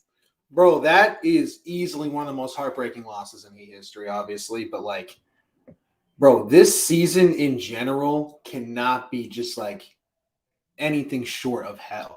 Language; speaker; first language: English; native; English